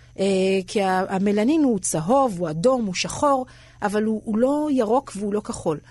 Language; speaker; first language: Hebrew; native; Hebrew